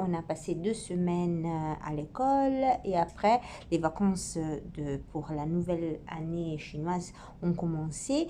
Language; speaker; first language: French; non-native, fluent; Italian